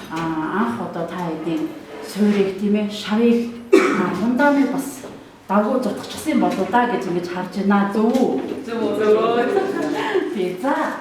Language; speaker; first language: Mongolian; native; Mongolian